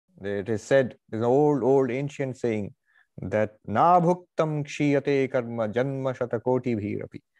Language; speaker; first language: English; non-native, local second language; Bangla